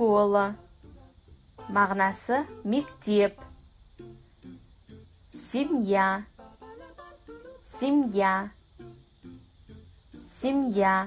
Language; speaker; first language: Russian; non-native, fluent; Kazakh